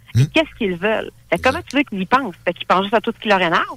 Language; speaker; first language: French; native; French